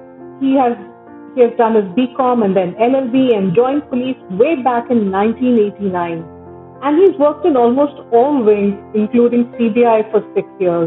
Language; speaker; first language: English; non-native, local second language; Hindi